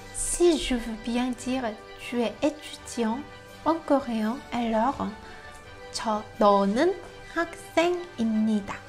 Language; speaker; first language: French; non-native, fluent; Korean